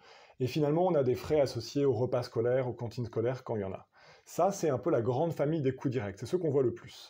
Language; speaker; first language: French; native; French